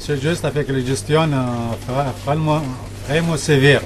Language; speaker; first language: French; non-native, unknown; Arabic